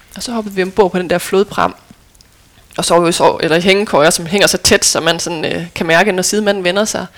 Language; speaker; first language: Danish; native; Danish